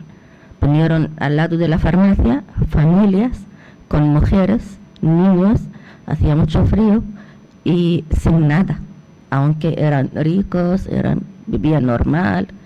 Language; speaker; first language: Spanish; non-native, fluent; Arabic